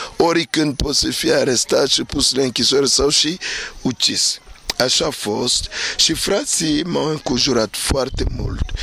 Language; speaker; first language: Romanian; non-native, fluent; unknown